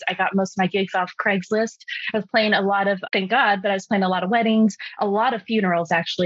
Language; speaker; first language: English; early bilingual, other home language; Chinese